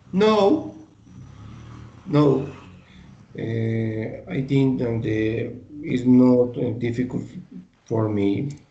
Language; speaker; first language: English; non-native, learner; Spanish